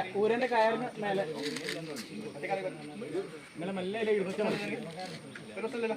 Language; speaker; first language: Malayalam; native; Malayalam